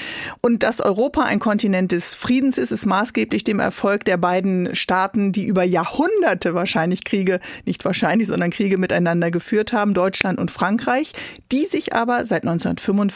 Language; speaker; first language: German; native; German